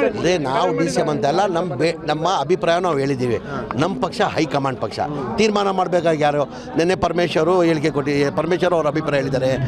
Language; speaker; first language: Kannada; non-native, local second language; Urdu